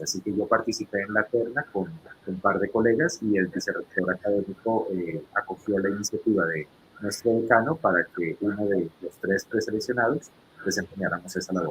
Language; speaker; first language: Spanish; native; Spanish